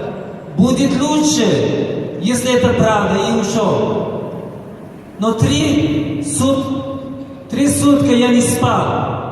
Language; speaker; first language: Russian; non-native, local second language; Tajik